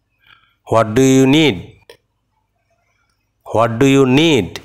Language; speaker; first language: English; non-native, fluent; Bangla